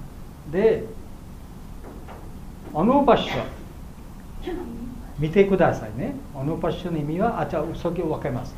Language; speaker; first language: Japanese; non-native, learner; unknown